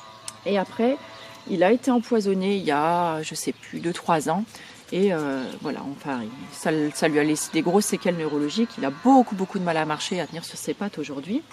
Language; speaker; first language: French; native; French